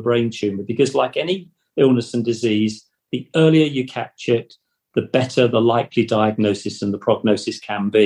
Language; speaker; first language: English; native; English